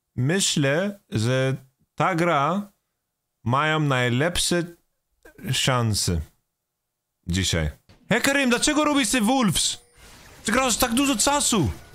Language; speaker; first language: Polish; non-native, learner; Swedish